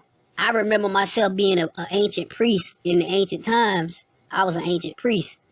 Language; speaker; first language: English; native; English